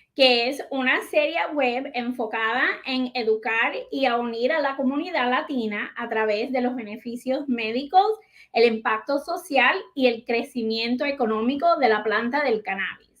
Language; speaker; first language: Spanish; early bilingual, heritage; Spanish